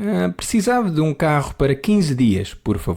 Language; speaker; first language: Portuguese; non-native, learner; English